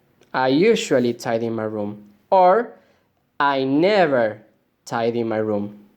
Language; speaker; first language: English; non-native, fluent; Spanish